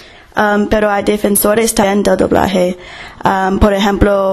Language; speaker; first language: Spanish; non-native, fluent; English